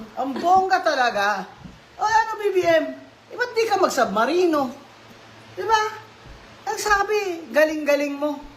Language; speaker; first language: Filipino; non-native, local second language; Hiligaynon